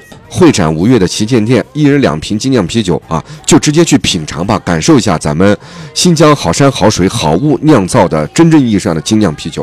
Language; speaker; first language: Chinese; native; Chinese